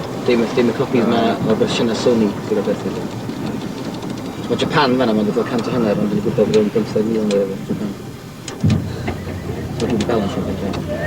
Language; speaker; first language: Welsh; native; Welsh